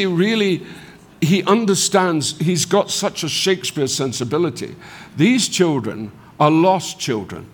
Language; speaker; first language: English; native; English